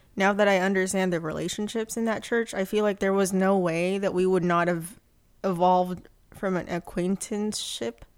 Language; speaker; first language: English; non-native, local second language; Filipino